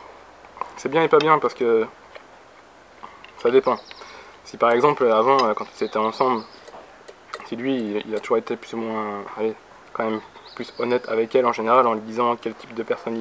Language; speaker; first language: French; native; French